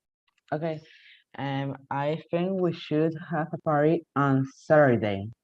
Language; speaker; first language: English; non-native, learner; Spanish